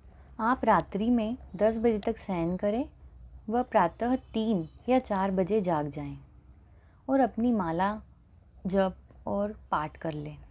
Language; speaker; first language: Hindi; native; Hindi